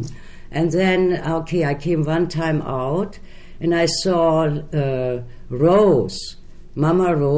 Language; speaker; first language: English; non-native, fluent; German